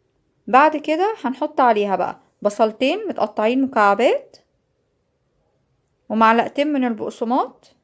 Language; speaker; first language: Arabic; native; Arabic